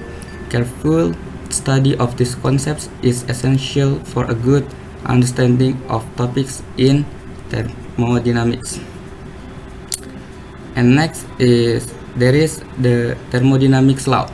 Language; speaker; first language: English; non-native, learner; Indonesian